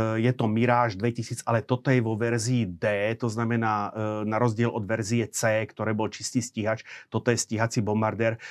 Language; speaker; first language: Slovak; native; Slovak